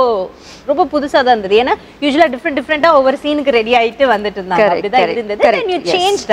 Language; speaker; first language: Tamil; native; Tamil